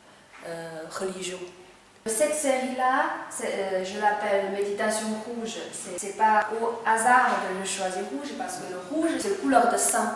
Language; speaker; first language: French; non-native, fluent; Chinese